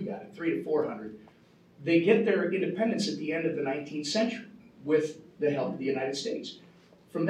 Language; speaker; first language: English; native; English